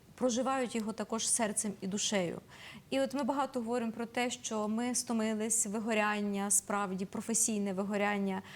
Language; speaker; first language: Ukrainian; native; Ukrainian